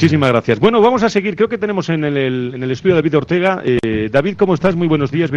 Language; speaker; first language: Spanish; native; Spanish